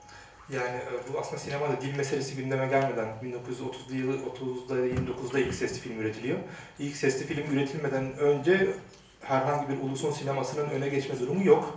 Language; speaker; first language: Turkish; native; Turkish